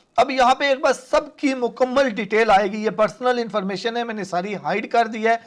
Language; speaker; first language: Urdu; non-native, local second language; Punjabi